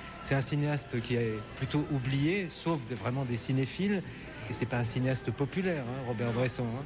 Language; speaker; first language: French; native; French